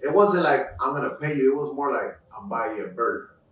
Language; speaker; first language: English; early bilingual, other home language; Spanish